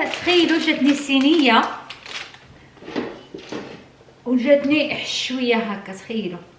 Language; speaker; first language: Arabic; native; Arabic